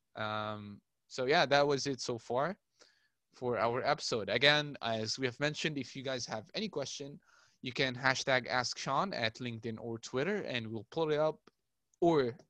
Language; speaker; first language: English; non-native, fluent; Arabic